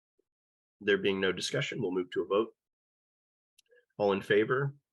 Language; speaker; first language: English; native; English